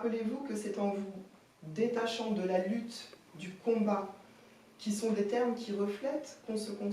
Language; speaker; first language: French; native; French